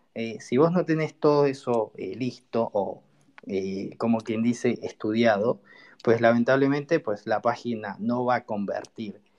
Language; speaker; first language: Spanish; native; Spanish